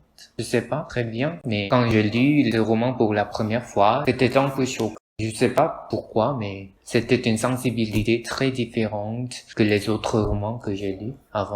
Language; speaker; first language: French; non-native, learner; Korean